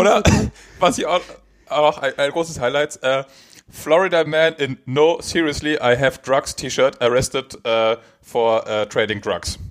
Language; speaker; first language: German; native; German